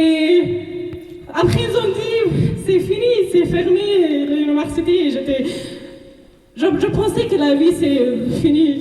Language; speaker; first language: French; non-native, learner; Persian